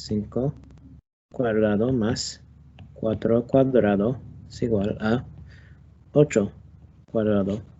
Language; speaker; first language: Spanish; non-native, learner; English